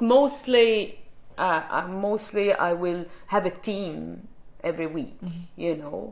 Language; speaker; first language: English; non-native, fluent; French